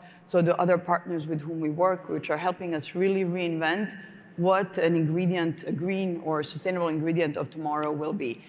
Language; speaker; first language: English; non-native, fluent; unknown